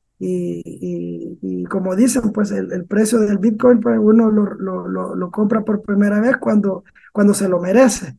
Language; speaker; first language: Spanish; native; Spanish